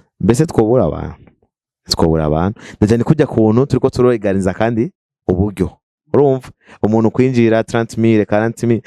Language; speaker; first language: Rundi; native; Rundi